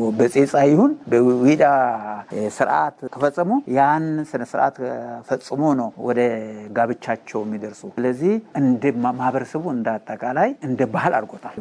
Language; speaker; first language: Amharic; non-native, local second language; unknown